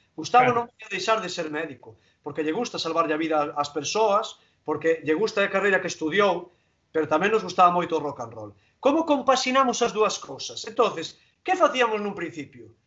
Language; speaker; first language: Galician; non-native, local second language; Spanish